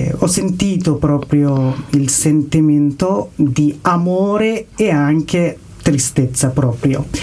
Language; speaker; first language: Italian; non-native, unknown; Persian